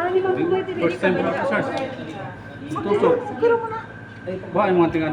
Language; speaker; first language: Filipino; non-native, local second language; Cebuano